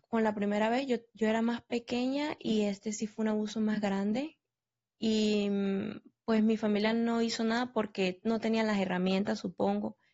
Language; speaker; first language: Spanish; native; Spanish